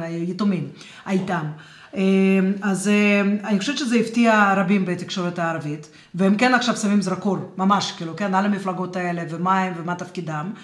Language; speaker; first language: Hebrew; non-native, fluent; Russian